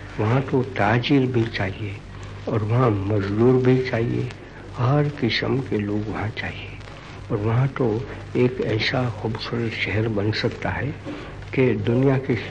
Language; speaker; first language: Hindi; non-native, local second language; Gujarati